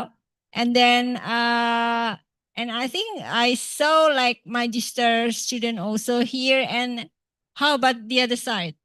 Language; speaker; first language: English; non-native, fluent; Indonesian